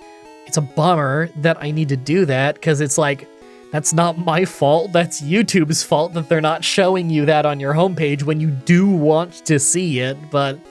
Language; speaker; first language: English; native; English